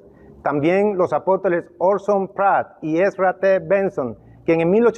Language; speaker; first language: Spanish; native; Spanish